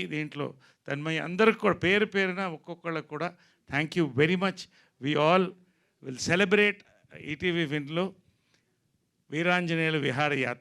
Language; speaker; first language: Telugu; native; Telugu